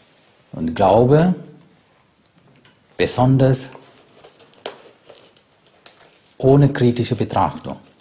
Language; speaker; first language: German; non-native, fluent; Sinhala